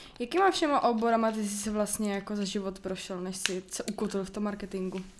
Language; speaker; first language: Czech; native; Czech